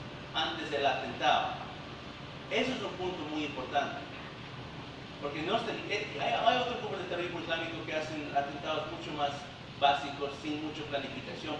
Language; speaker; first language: Spanish; early bilingual, heritage; Spanish